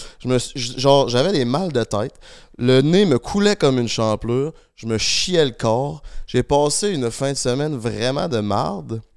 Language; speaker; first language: French; native; French